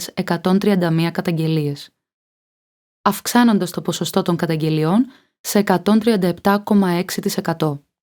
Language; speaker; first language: Greek; native; Greek